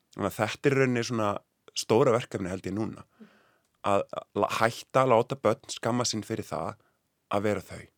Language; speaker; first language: Icelandic; native; Icelandic